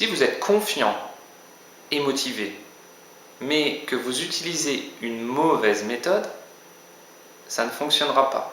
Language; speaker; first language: French; native; French